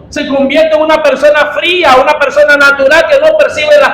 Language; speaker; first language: Spanish; native; Spanish